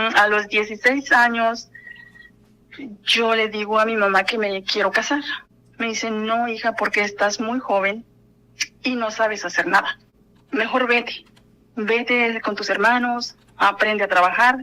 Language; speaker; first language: Spanish; native; Spanish